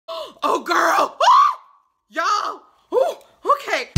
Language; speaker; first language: English; native; English